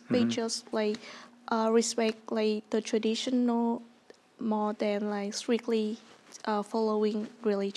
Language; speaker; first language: English; non-native, learner; Vietnamese